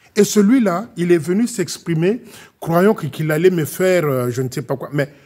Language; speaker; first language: French; non-native, local second language; Lingala